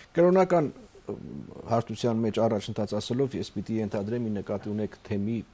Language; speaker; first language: Armenian; native; Armenian